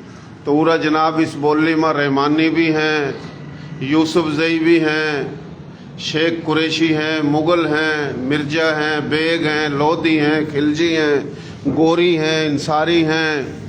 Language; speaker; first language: Hindi; non-native, local second language; Marwari